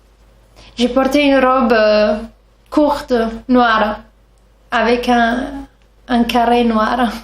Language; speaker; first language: French; non-native, fluent; Italian